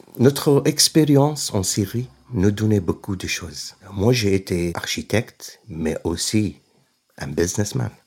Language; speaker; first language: French; non-native, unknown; Arabic